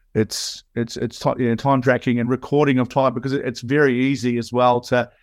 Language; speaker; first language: English; native; English